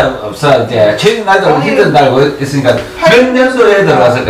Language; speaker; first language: Korean; native; Korean